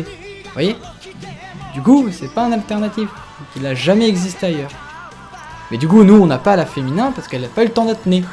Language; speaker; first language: French; native; French